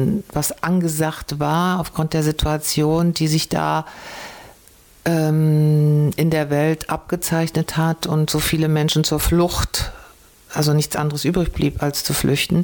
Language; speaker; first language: German; native; German